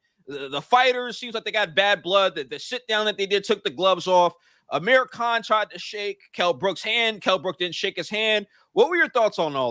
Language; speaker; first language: English; native; English